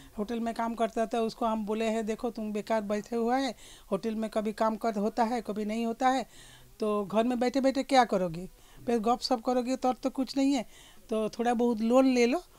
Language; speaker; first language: Hindi; native; Hindi